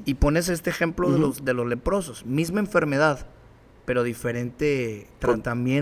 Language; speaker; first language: Spanish; native; Spanish